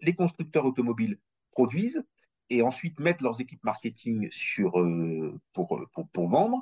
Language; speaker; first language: French; native; French